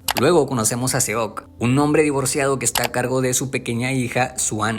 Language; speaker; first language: Spanish; native; Spanish